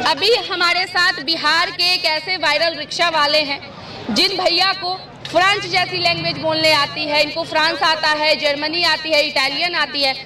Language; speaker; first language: Hindi; native; Hindi